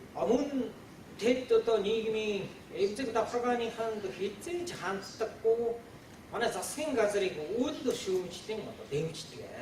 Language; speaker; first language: Mongolian; non-native, fluent; Japanese